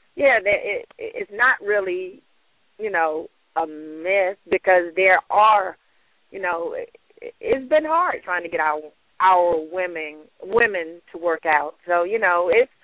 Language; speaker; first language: English; native; English